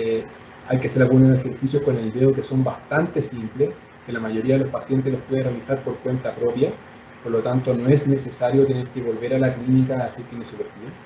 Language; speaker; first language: Spanish; native; Spanish